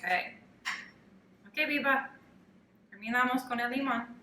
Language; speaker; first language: Spanish; non-native, learner; English